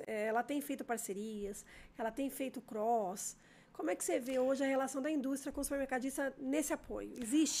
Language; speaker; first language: Portuguese; native; Portuguese